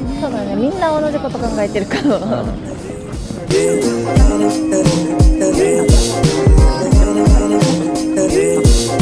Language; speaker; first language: Japanese; non-native, fluent; Korean